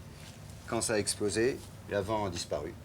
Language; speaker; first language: French; native; French